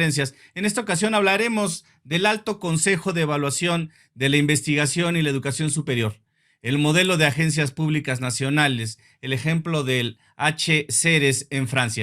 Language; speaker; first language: Spanish; native; Spanish